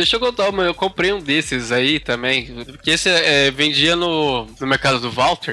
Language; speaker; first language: Portuguese; native; Portuguese